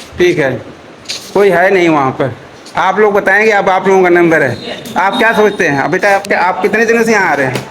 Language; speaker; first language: Hindi; native; Hindi